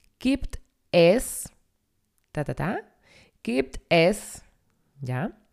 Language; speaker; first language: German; non-native, fluent; Spanish